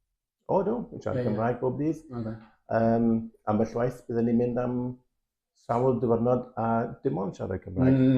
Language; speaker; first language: Welsh; native; Welsh